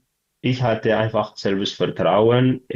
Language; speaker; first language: German; non-native, learner; Tigrinya